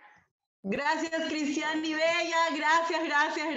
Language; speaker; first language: Spanish; native; Spanish